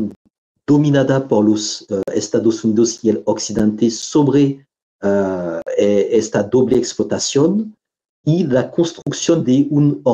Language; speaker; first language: Spanish; non-native, fluent; French